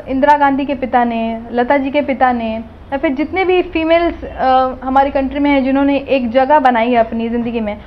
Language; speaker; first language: Hindi; native; Hindi